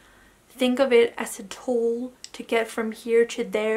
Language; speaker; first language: English; non-native, fluent; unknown